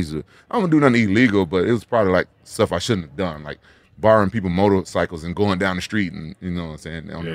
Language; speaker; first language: English; native; English